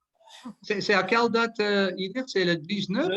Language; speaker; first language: French; non-native, learner; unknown